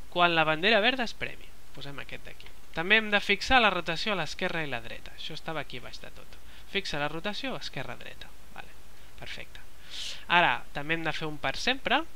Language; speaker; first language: Catalan; non-native, local second language; Spanish